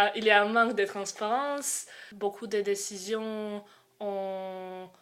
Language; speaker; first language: French; non-native, fluent; Croatian